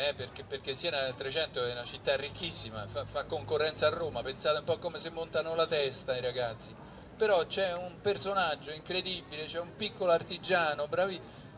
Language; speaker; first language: Italian; native; Italian